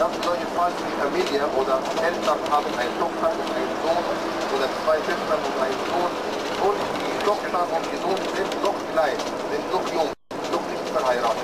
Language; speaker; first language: German; non-native, fluent; Arabic